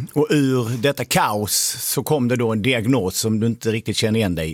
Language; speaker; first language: Swedish; native; Swedish